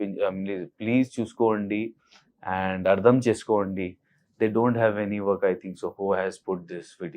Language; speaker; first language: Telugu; non-native, learner; Hindi